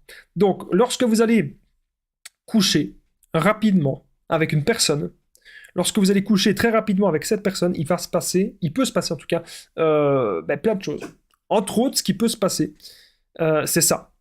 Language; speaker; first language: French; native; French